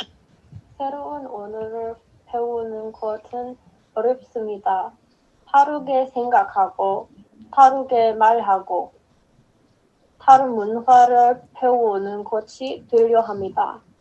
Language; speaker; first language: Korean; non-native, learner; English